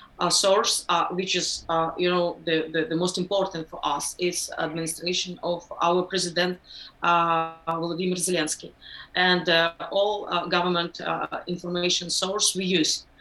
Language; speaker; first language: English; non-native, learner; Ukrainian